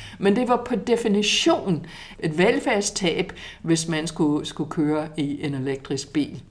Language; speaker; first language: Danish; non-native, fluent; English